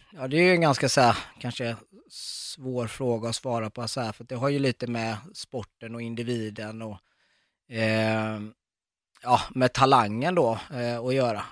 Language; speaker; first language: Swedish; early bilingual, other home language; Arabic